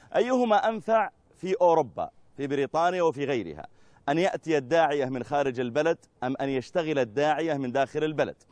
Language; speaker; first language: Arabic; native; Arabic